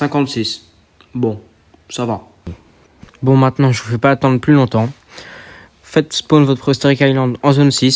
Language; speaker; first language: French; native; French